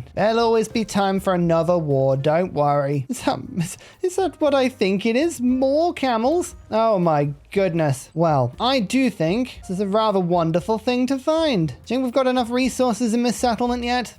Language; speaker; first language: English; native; English